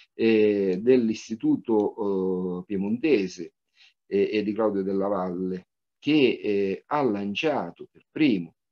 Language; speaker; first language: Italian; native; Italian